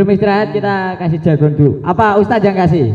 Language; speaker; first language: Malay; non-native, local second language; Javanese